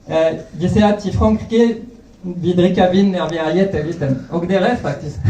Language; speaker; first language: Swedish; non-native, fluent; French